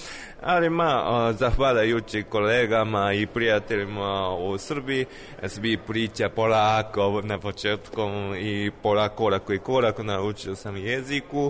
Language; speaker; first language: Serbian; non-native, learner; Japanese